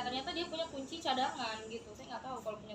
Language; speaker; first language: Indonesian; native; Indonesian